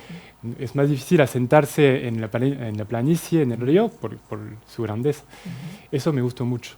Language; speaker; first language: Spanish; non-native, fluent; French